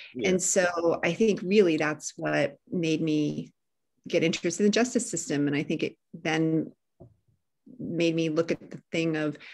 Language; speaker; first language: English; native; English